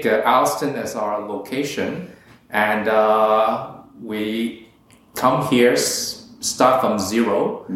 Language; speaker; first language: English; non-native, local second language; Cantonese